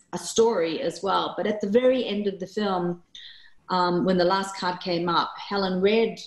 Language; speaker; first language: English; early bilingual, other home language; Korean